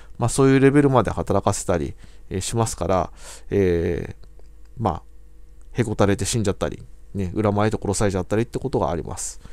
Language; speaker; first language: Japanese; native; Japanese